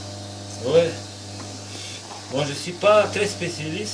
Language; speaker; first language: French; non-native, fluent; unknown